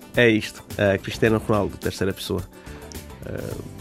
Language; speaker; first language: Portuguese; non-native, learner; Bangla